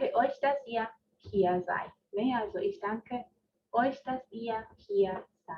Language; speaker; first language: German; non-native, fluent; Spanish